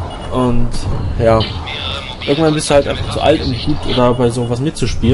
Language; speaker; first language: German; native; German